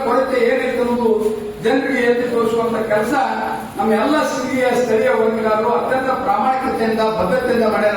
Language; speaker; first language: Kannada; native; Kannada